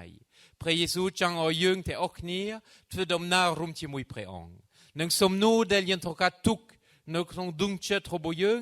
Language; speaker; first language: Khmer; non-native, fluent; French